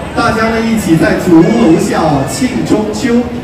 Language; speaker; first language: Chinese; native; Chinese